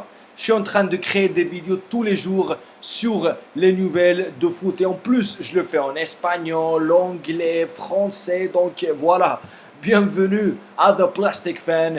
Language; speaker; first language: French; non-native, fluent; Spanish